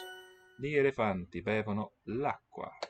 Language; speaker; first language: Italian; non-native, learner; English